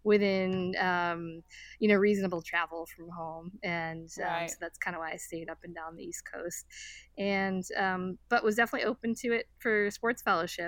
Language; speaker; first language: English; native; English